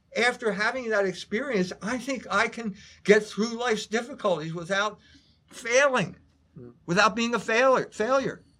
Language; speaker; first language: English; native; English